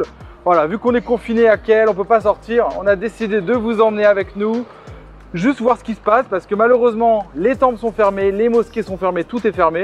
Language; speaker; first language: French; native; French